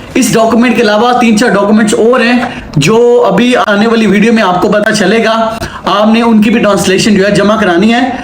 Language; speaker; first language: Urdu; non-native, local second language; Punjabi